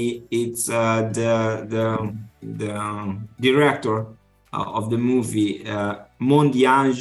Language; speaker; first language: English; non-native, fluent; Kabuverdianu